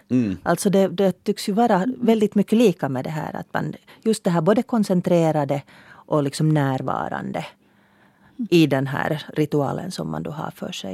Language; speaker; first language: Swedish; native; Swedish